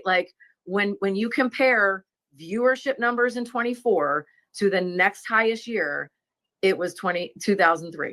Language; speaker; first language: English; native; English